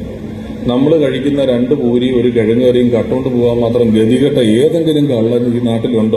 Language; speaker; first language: Malayalam; native; Malayalam